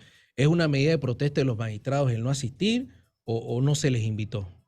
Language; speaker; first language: Spanish; native; Spanish